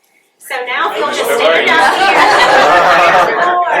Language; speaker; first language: English; native; English